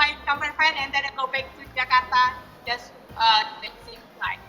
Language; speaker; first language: English; non-native, learner; Indonesian